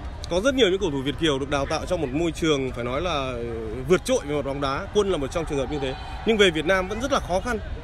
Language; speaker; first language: Vietnamese; native; Vietnamese